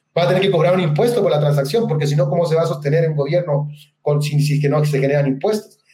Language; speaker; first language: Spanish; native; Spanish